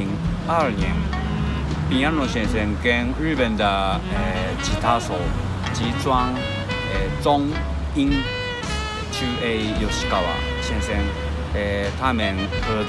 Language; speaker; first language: Chinese; non-native, learner; Japanese